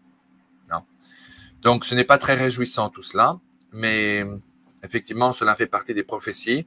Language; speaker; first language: French; native; French